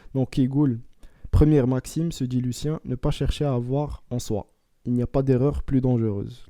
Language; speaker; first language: French; non-native, local second language; Arabic